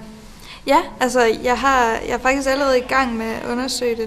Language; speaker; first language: Danish; non-native, fluent; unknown